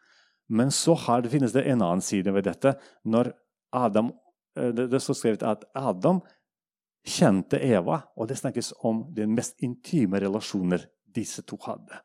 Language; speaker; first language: Norwegian; non-native, fluent; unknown